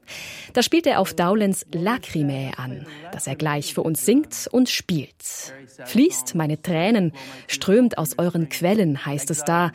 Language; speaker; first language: German; native; German